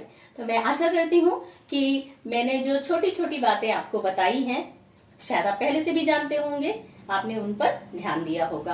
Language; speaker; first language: Hindi; native; Hindi